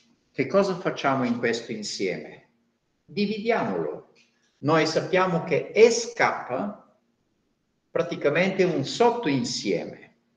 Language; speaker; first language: Italian; non-native, fluent; Bulgarian